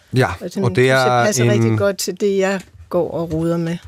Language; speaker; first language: Danish; native; Danish